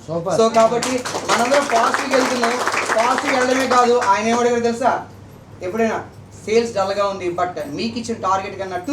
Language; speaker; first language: Telugu; native; Telugu